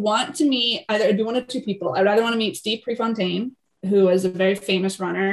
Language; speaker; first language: English; native; English